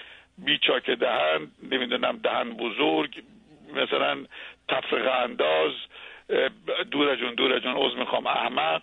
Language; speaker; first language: Persian; native; Persian